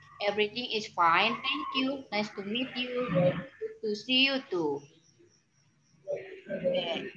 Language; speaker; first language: English; non-native, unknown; Indonesian